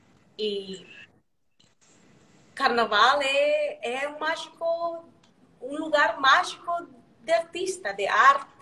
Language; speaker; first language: Portuguese; non-native, learner; Spanish